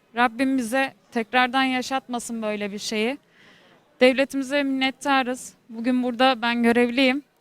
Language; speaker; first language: Turkish; native; Turkish